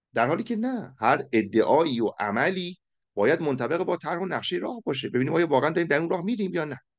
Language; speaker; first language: Persian; native; Persian